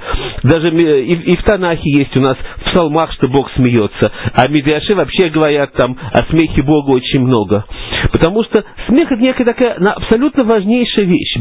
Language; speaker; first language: Russian; native; Russian